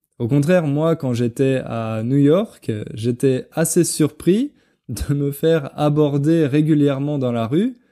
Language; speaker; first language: French; native; French